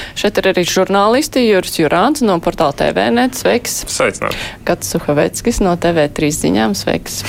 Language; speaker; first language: Latvian; native; Latvian